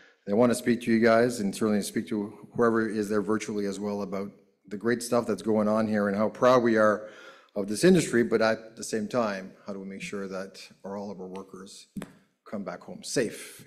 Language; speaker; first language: English; native; English